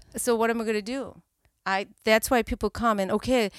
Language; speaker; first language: English; non-native, fluent; Korean